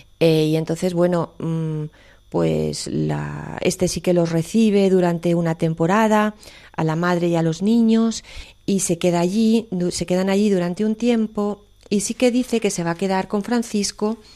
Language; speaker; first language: Spanish; native; Spanish